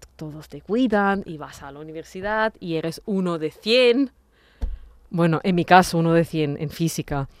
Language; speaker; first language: Spanish; non-native, fluent; German